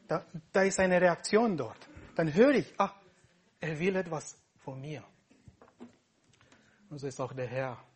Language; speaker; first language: German; non-native, fluent; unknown